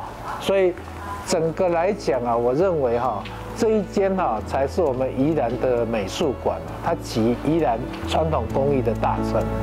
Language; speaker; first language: Chinese; native; Chinese